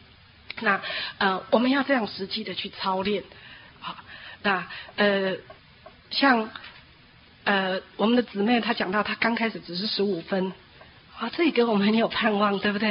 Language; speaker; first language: Chinese; native; Chinese